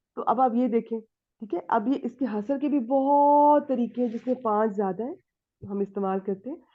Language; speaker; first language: Urdu; native; Urdu